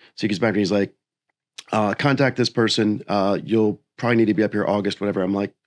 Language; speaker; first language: English; native; English